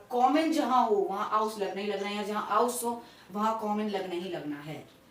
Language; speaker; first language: Hindi; native; Hindi